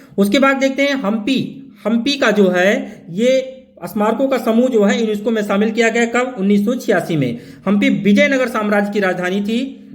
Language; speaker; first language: Hindi; native; Hindi